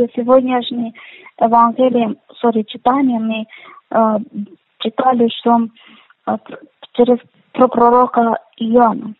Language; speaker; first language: Ukrainian; non-native, learner; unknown